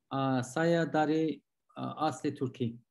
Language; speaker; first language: Indonesian; non-native, learner; Turkish